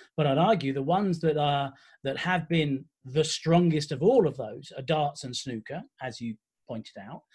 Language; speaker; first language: English; native; English